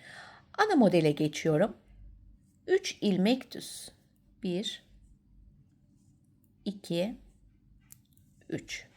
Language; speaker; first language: Turkish; native; Turkish